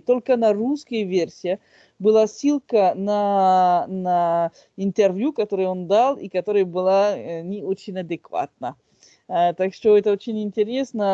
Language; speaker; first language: Russian; non-native, fluent; French